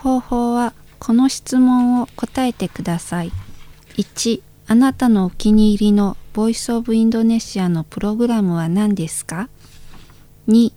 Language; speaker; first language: Japanese; non-native, fluent; Indonesian